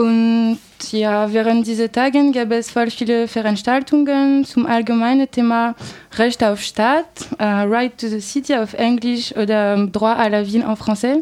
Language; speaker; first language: German; non-native, learner; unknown